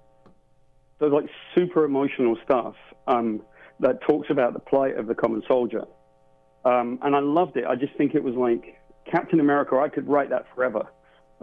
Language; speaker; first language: English; native; English